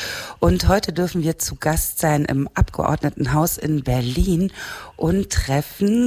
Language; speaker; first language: German; native; German